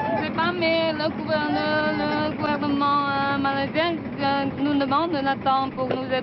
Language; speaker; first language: French; non-native, learner; Vietnamese